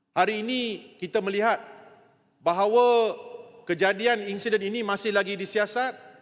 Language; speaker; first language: Malay; non-native, local second language; Tamil